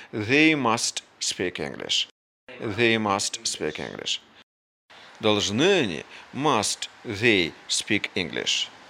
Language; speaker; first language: English; non-native, fluent; Russian